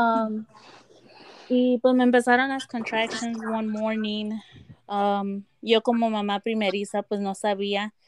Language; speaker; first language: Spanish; early bilingual, heritage; Spanish